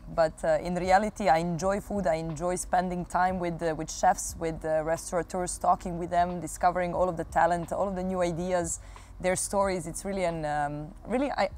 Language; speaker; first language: English; non-native, fluent; Serbian